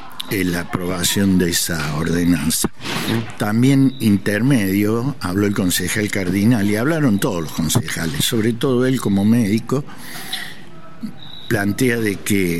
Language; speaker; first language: Spanish; native; Spanish